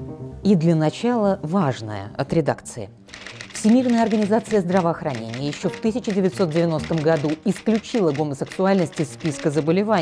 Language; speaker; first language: Russian; native; Russian